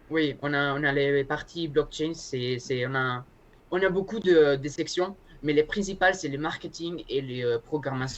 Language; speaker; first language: French; non-native, learner; Spanish